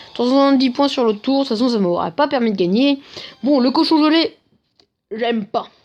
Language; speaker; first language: French; native; French